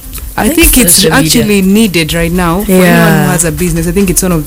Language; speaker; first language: English; non-native, local second language; Swahili